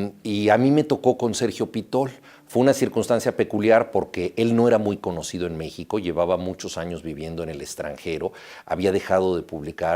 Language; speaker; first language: Spanish; native; Spanish